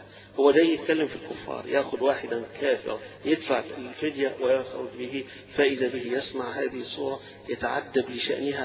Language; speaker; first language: Arabic; native; Arabic